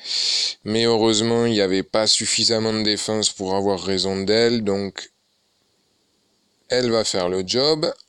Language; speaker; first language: French; native; French